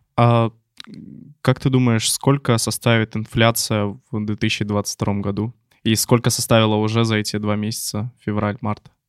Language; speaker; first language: Russian; native; Russian